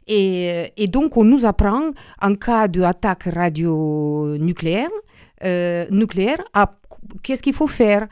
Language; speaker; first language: French; non-native, fluent; Romanian